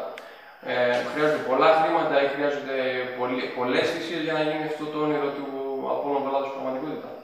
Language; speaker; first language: Greek; native; Greek